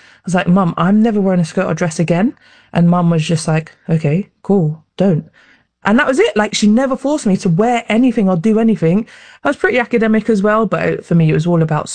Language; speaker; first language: English; native; English